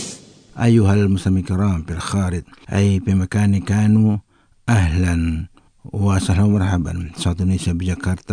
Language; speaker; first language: Arabic; non-native, fluent; Indonesian